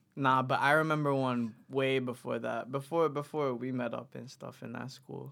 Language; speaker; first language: English; non-native, local second language; Filipino